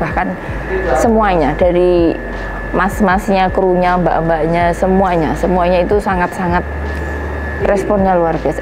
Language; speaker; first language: Indonesian; native; Indonesian